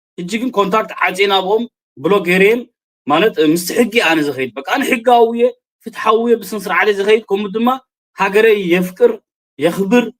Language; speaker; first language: Tigrinya; early bilingual, heritage; Tigrinya